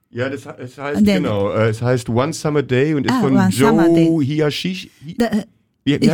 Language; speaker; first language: German; native; German